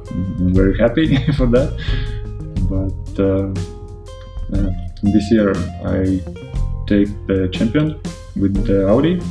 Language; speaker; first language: English; non-native, learner; Latvian